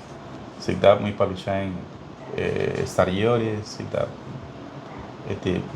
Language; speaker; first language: Russian; non-native, fluent; Spanish